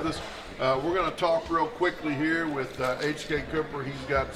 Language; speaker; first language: English; native; English